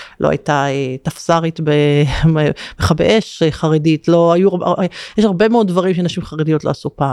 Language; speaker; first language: Hebrew; native; Hebrew